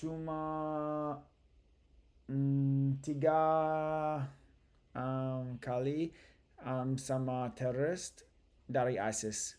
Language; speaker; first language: Indonesian; non-native, learner; English